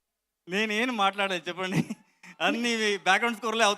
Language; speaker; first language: Telugu; non-native, learner; Kannada